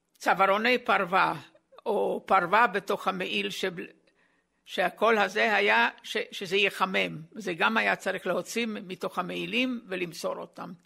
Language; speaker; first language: Hebrew; non-native, fluent; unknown